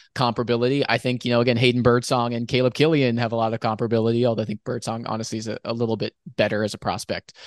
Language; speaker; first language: English; native; English